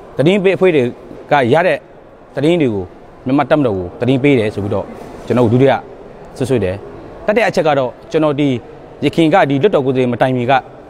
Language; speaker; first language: Burmese; non-native, local second language; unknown